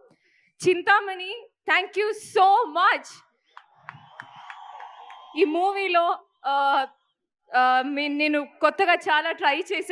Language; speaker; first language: Telugu; non-native, local second language; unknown